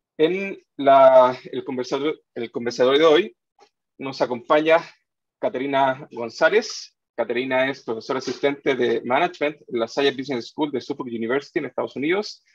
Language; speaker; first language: Spanish; native; Spanish